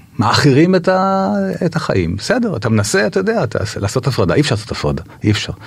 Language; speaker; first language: Hebrew; native; Hebrew